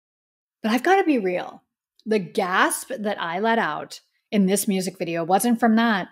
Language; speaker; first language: English; native; English